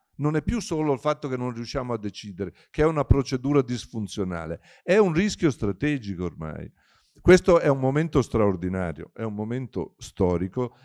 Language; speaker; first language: Italian; native; Italian